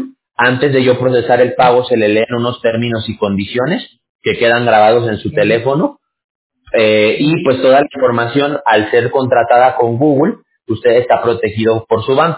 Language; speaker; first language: Spanish; native; Spanish